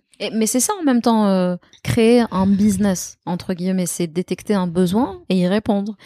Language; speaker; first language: French; non-native, local second language; Arabic